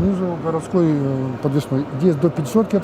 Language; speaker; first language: Russian; native; Russian